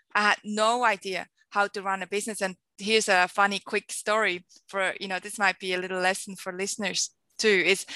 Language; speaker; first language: English; non-native, fluent; Swiss German